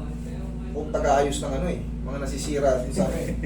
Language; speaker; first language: Filipino; native; Filipino